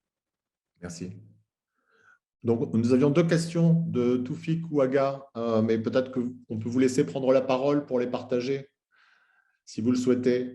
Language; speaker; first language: French; native; French